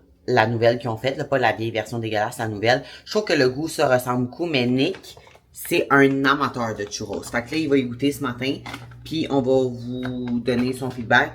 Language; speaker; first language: French; native; French